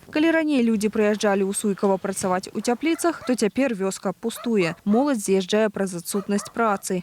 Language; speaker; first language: Belarusian; non-native, local second language; Russian